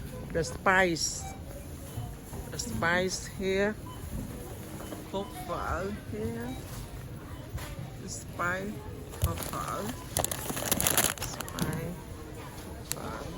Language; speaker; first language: English; non-native, learner; Vietnamese